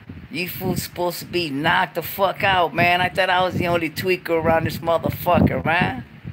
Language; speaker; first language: English; early bilingual, other home language; Spanish